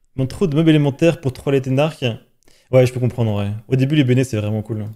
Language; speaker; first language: French; native; French